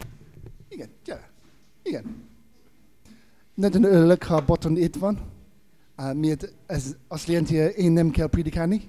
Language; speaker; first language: Hungarian; non-native, learner; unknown